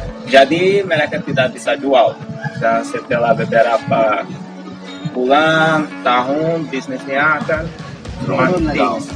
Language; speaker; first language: Indonesian; non-native, fluent; Portuguese